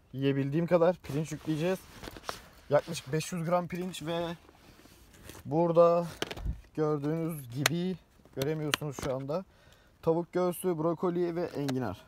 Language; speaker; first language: Turkish; native; Turkish